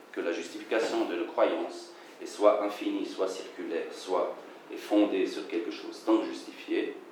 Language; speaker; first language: French; non-native, fluent; German